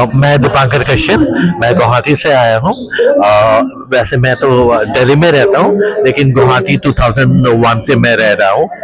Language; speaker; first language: Hindi; non-native, local second language; Assamese